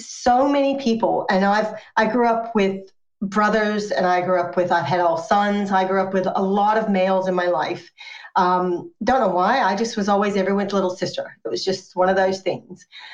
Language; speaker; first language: English; native; English